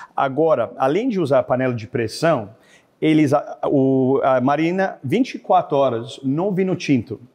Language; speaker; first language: Portuguese; non-native, fluent; French